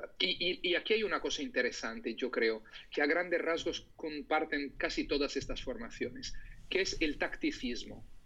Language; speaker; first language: Spanish; non-native, fluent; Italian